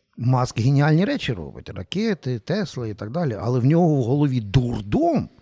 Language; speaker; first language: Ukrainian; native; Ukrainian